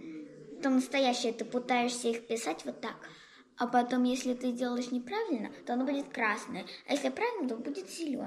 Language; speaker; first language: Russian; early bilingual, heritage; Russian